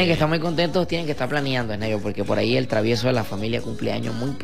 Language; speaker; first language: Spanish; native; Spanish